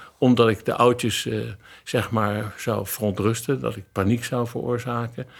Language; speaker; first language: Dutch; native; Dutch